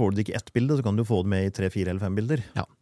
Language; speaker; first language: Norwegian; native; Norwegian